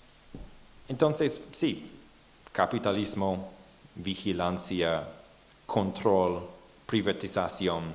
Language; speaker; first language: Spanish; non-native, fluent; English